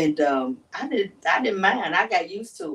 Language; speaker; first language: English; native; English